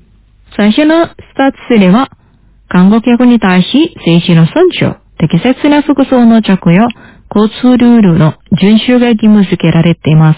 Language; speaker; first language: Japanese; non-native, fluent; Indonesian